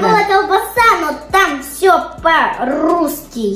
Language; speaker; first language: Russian; early bilingual, heritage; Russian